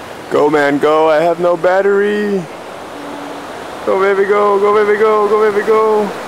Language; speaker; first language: English; native; English